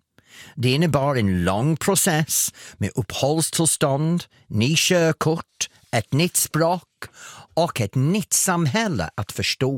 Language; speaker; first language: Swedish; non-native, fluent; English